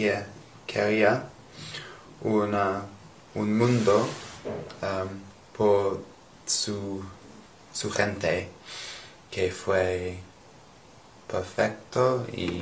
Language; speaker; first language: Spanish; non-native, learner; English